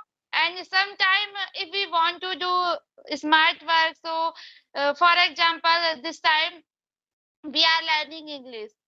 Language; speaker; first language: English; non-native, learner; Hindi